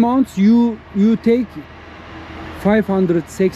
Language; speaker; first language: English; non-native, learner; Turkish